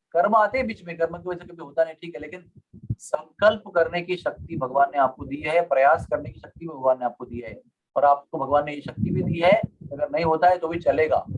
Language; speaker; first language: Hindi; non-native, local second language; Marathi